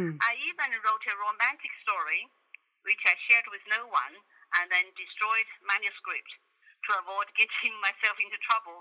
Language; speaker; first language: English; non-native, fluent; Chinese